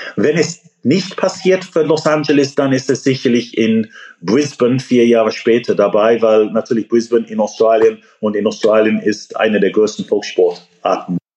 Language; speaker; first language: German; non-native, fluent; English